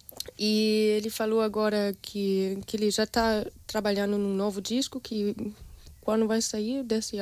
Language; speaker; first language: Portuguese; non-native, fluent; German